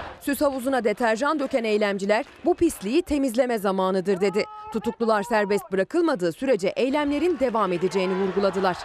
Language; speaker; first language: Turkish; native; Turkish